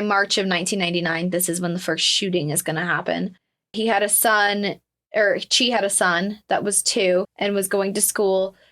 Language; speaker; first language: English; native; English